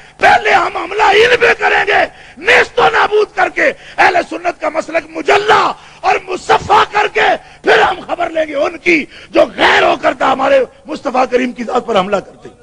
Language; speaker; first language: Urdu; non-native, local second language; Punjabi